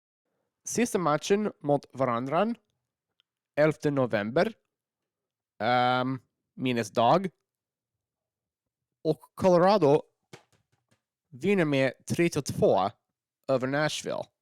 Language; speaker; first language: Swedish; non-native, learner; English